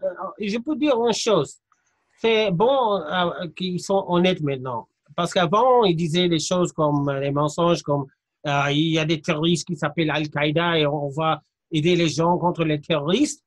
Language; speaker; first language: French; non-native, fluent; English